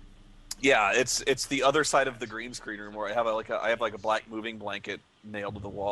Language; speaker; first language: English; native; English